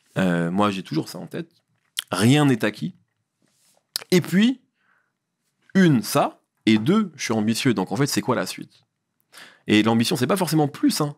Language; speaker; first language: French; early bilingual, other home language; Arabic